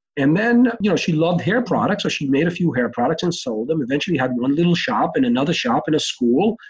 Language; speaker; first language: English; early bilingual, other home language; Hebrew